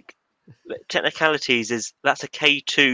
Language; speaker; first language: English; native; English